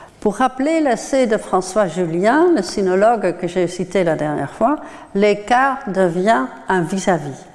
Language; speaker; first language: French; non-native, fluent; Dutch